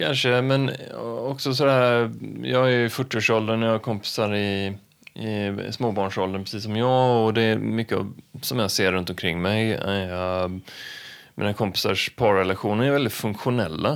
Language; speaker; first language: Swedish; native; Swedish